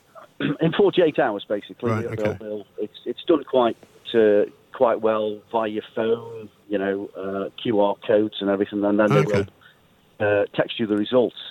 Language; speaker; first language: English; native; English